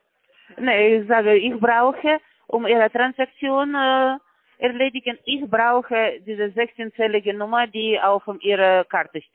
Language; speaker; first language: German; non-native, learner; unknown